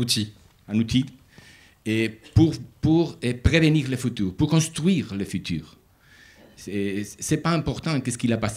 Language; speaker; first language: French; non-native, learner; Spanish